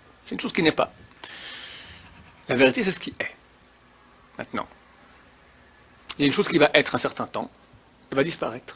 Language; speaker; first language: French; native; French